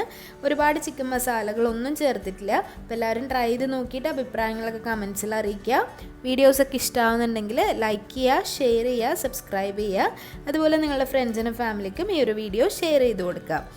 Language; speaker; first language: Malayalam; native; Malayalam